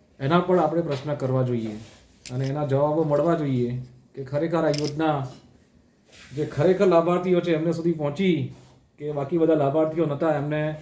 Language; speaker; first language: Gujarati; native; Gujarati